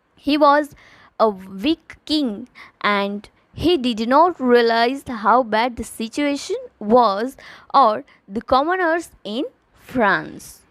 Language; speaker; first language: English; non-native, local second language; Gujarati